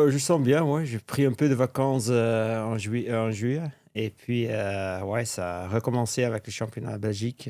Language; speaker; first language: French; non-native, local second language; Dutch